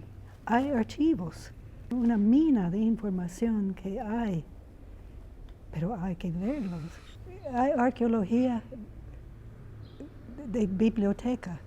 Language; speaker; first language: Spanish; non-native, fluent; English